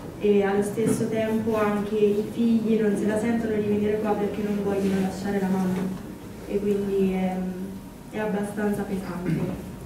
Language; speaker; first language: Italian; early bilingual, other home language; Ukrainian